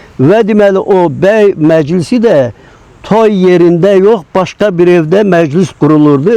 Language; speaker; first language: Azerbaijani; non-native, local second language; Lezghian